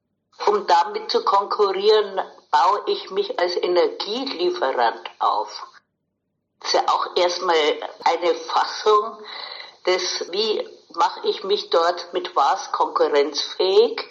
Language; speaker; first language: German; native; German